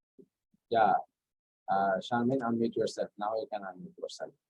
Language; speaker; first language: English; non-native, fluent; Bangla